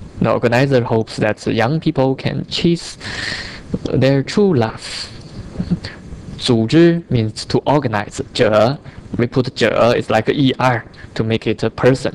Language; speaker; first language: English; non-native, fluent; Chinese